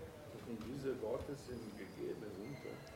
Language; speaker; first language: German; non-native, fluent; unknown